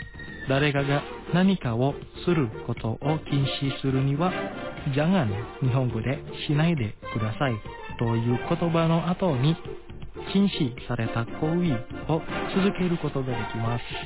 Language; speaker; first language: Japanese; non-native, fluent; Indonesian